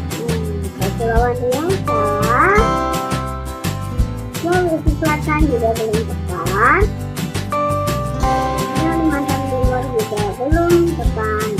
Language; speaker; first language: Indonesian; native; Indonesian